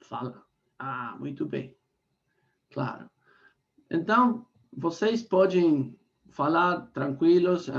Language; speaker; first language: Portuguese; non-native, fluent; Spanish